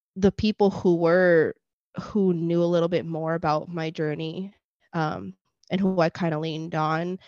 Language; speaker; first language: English; non-native, fluent; Spanish